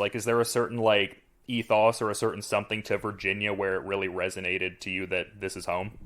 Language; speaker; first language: English; native; English